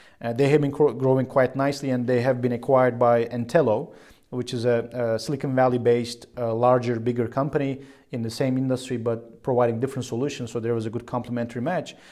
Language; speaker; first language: English; non-native, fluent; Turkish